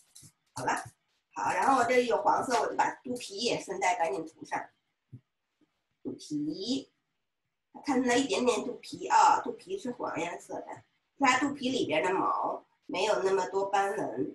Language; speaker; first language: Chinese; native; Chinese